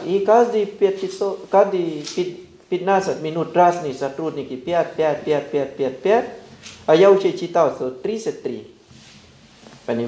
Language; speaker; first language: Russian; non-native, fluent; Thai